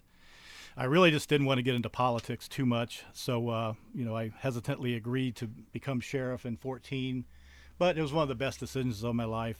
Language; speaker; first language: English; native; English